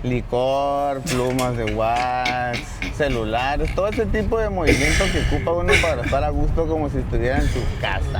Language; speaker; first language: Spanish; native; Spanish